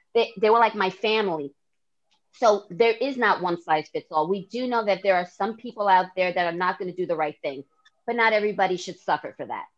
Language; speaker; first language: English; native; English